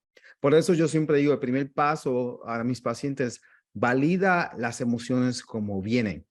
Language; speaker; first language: Spanish; native; Spanish